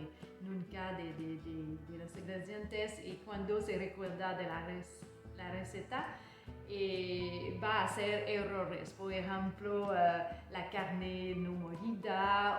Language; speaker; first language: Spanish; non-native, learner; French